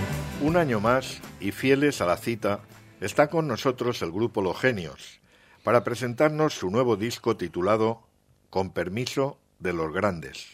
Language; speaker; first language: Spanish; native; Spanish